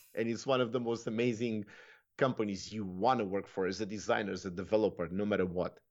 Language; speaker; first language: English; non-native, fluent; Romanian